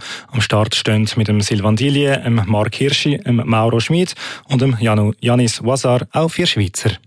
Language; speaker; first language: German; native; German